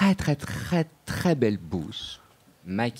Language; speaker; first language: French; native; French